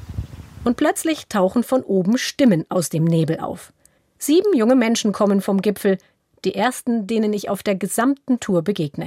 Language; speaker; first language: German; native; German